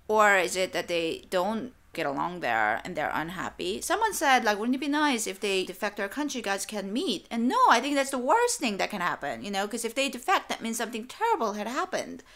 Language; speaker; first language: English; non-native, fluent; Korean